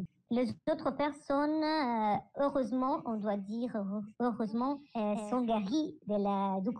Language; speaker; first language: French; non-native, learner; Italian